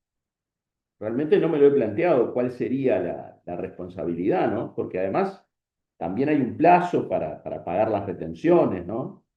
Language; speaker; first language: Spanish; native; Spanish